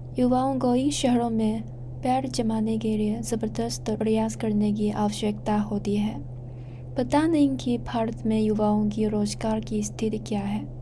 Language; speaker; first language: Hindi; non-native, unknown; Chinese